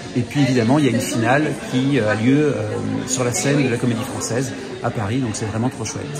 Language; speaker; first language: French; native; French